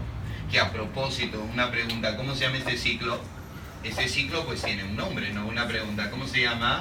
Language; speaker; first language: Spanish; native; Spanish